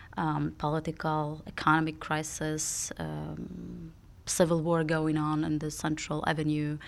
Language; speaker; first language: English; non-native, fluent; Georgian